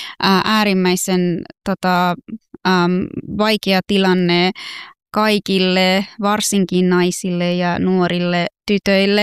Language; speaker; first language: Finnish; non-native, fluent; Persian